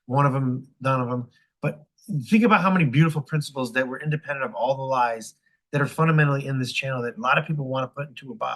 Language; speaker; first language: English; native; English